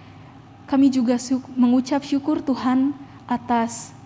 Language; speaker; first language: Indonesian; native; Indonesian